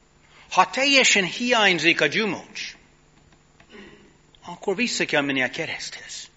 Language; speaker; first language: Hungarian; non-native, fluent; English